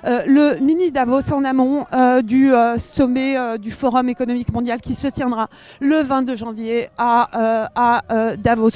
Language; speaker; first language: French; native; French